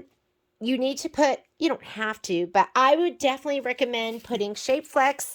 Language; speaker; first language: English; native; English